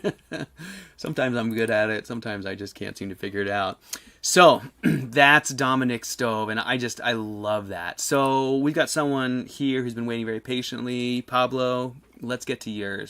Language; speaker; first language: English; native; English